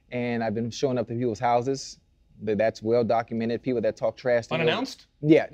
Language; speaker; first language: English; native; English